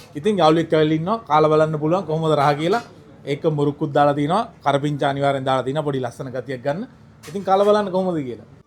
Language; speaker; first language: Sinhala; native; Sinhala